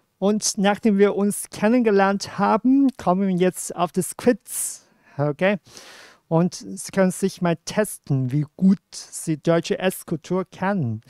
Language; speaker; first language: German; non-native, fluent; Cantonese